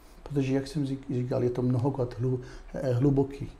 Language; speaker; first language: Czech; non-native, fluent; Hebrew